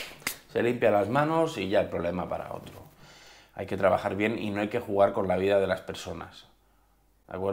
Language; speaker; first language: Spanish; native; Spanish